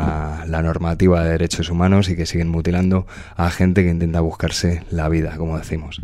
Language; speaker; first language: Spanish; native; Spanish